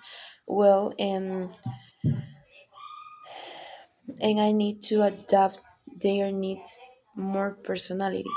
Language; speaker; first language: English; non-native, learner; Spanish